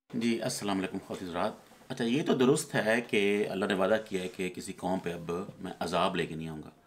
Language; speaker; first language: Urdu; native; Urdu